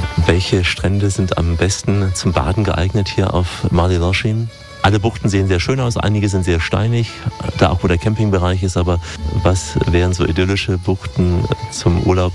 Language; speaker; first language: German; native; German